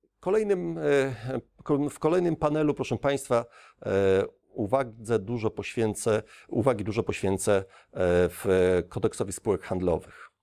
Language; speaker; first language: Polish; native; Polish